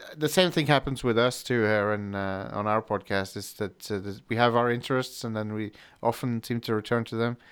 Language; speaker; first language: English; non-native, fluent; Norwegian